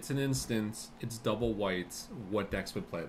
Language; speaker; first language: English; native; English